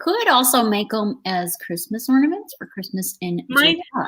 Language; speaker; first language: English; native; English